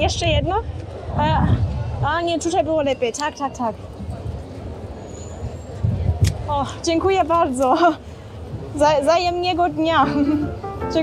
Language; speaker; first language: Polish; non-native, learner; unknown